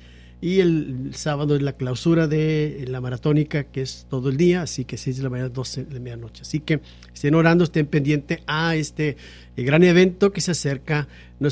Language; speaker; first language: Spanish; native; Spanish